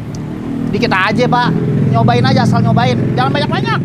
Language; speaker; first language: Indonesian; native; Indonesian